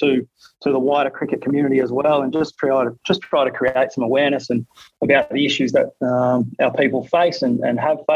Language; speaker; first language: English; native; English